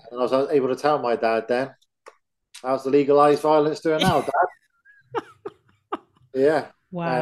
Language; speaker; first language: English; native; English